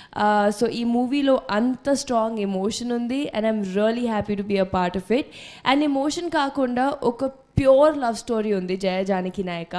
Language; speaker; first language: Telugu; non-native, fluent; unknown